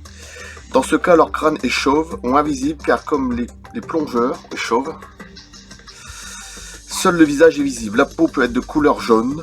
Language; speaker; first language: French; native; French